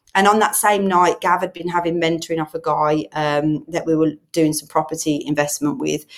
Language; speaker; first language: English; native; English